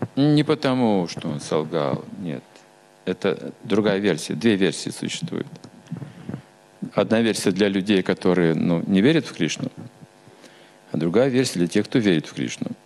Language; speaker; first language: Russian; native; Russian